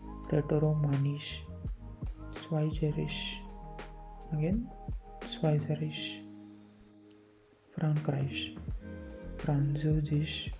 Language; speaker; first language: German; non-native, fluent; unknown